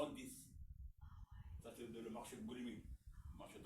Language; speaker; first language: French; non-native, local second language; Arabic